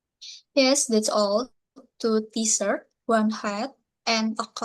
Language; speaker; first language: English; non-native, learner; Indonesian